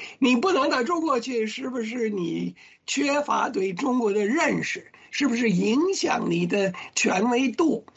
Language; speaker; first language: Chinese; non-native, fluent; English